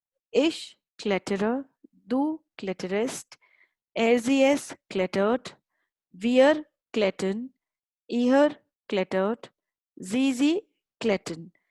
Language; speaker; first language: German; non-native, fluent; Hindi